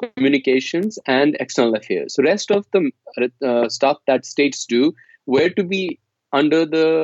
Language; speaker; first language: English; non-native, local second language; Kashmiri